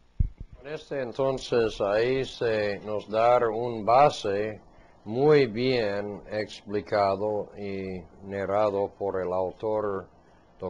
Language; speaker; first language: Spanish; non-native, fluent; English